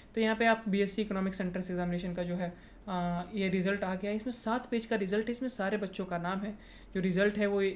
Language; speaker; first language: Hindi; non-native, local second language; Marathi